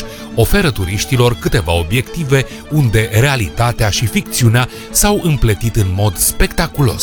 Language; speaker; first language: Romanian; native; Romanian